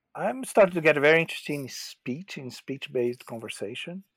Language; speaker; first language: English; non-native, fluent; Portuguese